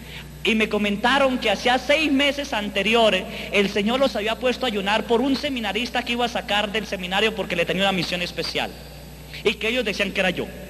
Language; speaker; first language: Spanish; native; Spanish